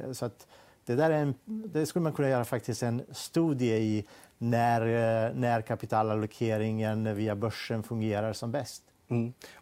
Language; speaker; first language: Swedish; non-native, fluent; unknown